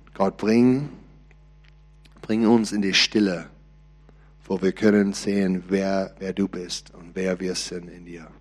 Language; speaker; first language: German; non-native, learner; English